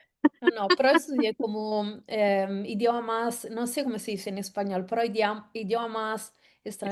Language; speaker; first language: Spanish; non-native, fluent; Italian